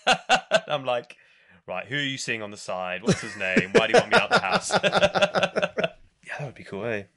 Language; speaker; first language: English; native; English